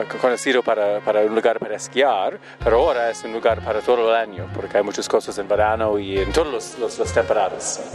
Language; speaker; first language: Spanish; non-native, learner; English